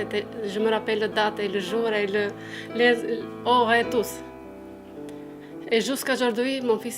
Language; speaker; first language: French; non-native, learner; Albanian